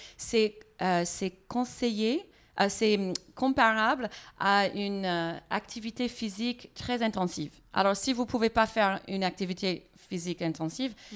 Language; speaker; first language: French; non-native, fluent; English